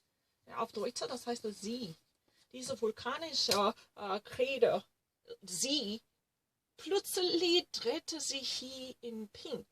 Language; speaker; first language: German; non-native, learner; Korean